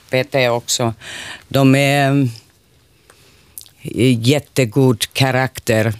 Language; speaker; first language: Swedish; non-native, learner; Finnish